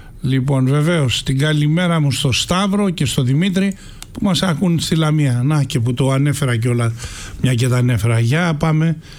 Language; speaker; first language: Greek; native; Greek